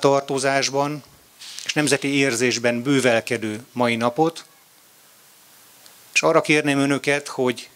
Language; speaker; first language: Hungarian; native; Hungarian